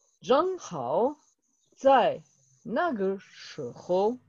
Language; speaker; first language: Chinese; non-native, learner; French